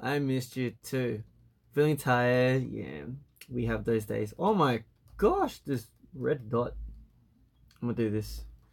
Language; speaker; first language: English; early bilingual, other home language; Korean